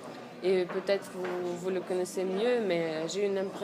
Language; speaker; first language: French; non-native, fluent; Russian